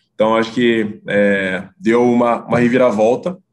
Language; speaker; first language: Portuguese; native; Portuguese